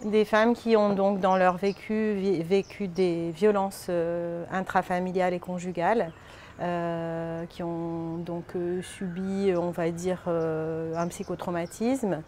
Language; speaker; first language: French; native; French